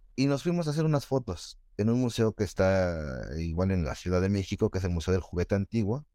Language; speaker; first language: Spanish; native; Spanish